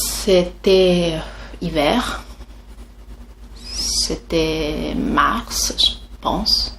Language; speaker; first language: French; non-native, fluent; Italian